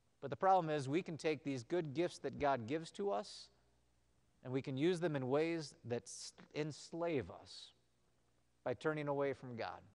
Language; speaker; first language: English; native; English